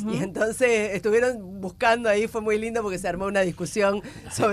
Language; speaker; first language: Spanish; native; Spanish